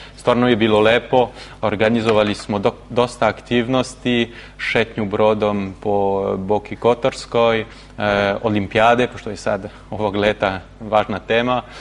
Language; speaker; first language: Serbian; non-native, fluent; French